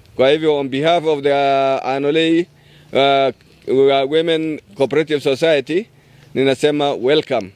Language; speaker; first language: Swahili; non-native, local second language; Somali